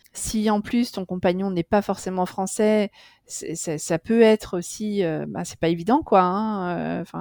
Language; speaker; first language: French; native; French